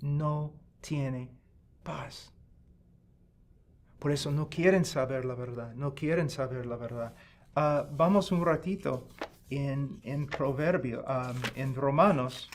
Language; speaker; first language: Spanish; non-native, fluent; English